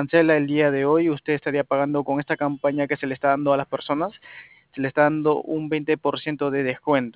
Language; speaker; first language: Spanish; native; Spanish